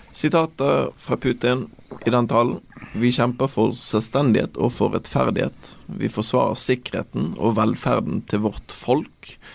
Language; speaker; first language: Norwegian; native; Norwegian